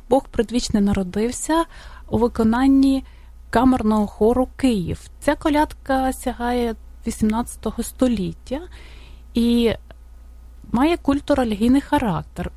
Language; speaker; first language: Ukrainian; native; Ukrainian